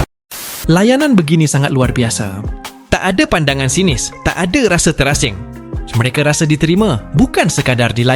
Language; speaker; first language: Malay; native; Malay